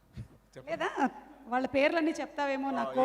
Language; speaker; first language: Telugu; native; Telugu